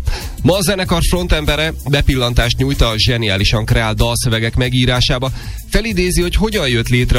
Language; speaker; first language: Hungarian; native; Hungarian